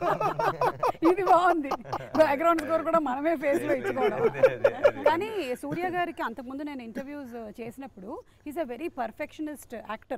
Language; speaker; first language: Telugu; native; Telugu